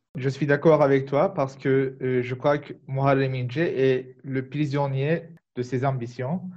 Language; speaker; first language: French; non-native, learner; Turkish